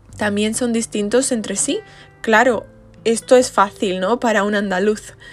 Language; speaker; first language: Spanish; native; Spanish